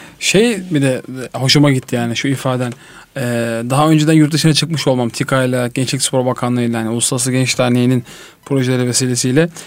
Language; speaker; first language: Turkish; native; Turkish